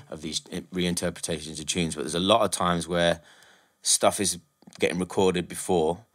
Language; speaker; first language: English; native; English